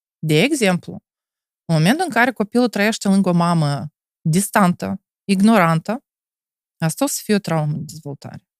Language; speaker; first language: Romanian; non-native, local second language; Russian